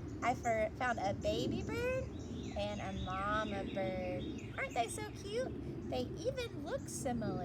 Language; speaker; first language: English; native; English